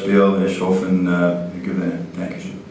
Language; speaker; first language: German; non-native, learner; English